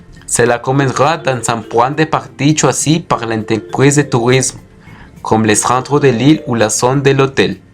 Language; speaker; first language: French; non-native, learner; Spanish